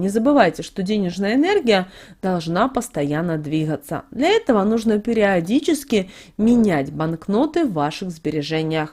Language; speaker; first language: Russian; native; Russian